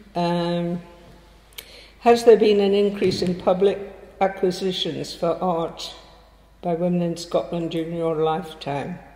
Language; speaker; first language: English; native; English